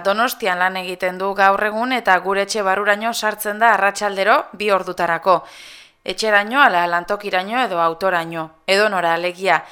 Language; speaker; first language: Basque; native; Basque